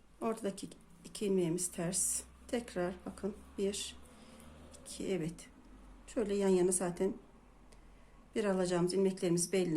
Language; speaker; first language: Turkish; native; Turkish